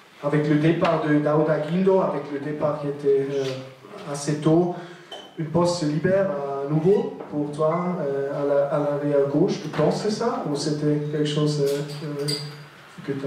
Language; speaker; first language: French; non-native, local second language; German